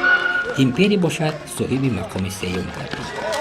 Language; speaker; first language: Persian; native; Persian